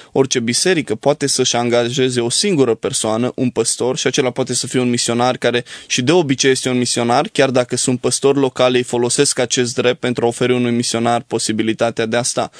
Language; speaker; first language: Romanian; native; Romanian